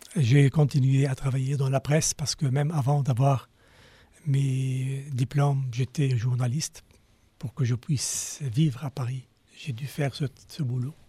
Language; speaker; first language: French; non-native, local second language; Arabic